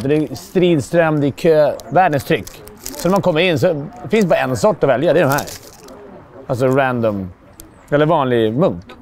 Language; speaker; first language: Swedish; native; Swedish